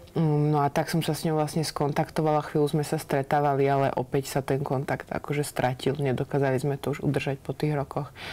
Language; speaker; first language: Slovak; native; Slovak